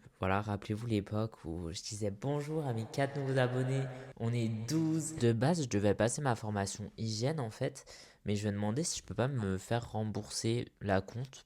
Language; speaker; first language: French; native; French